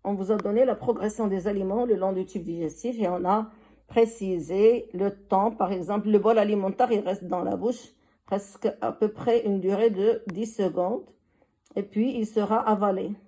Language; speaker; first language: French; non-native, local second language; Arabic